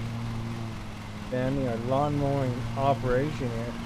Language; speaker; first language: English; native; English